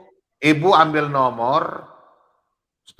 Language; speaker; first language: Indonesian; native; Indonesian